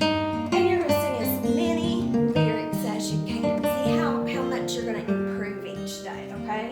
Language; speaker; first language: English; native; English